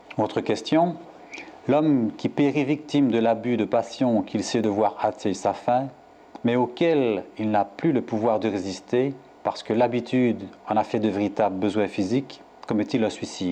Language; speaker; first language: French; native; French